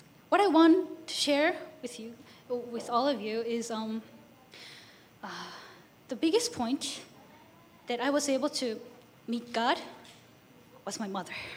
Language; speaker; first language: English; non-native, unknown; Japanese